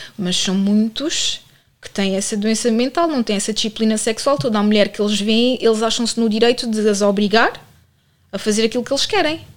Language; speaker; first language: Portuguese; native; Portuguese